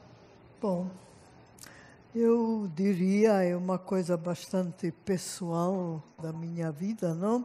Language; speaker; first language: Portuguese; non-native, fluent; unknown